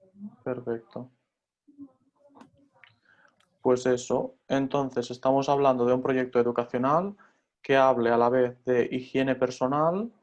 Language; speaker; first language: Spanish; native; Spanish